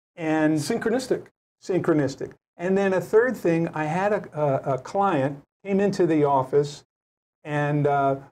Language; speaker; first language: English; native; English